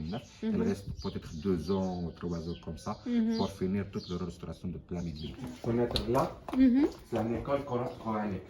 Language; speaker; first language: French; non-native, local second language; Arabic